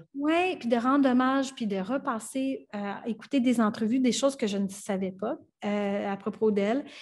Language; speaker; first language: French; non-native, local second language; English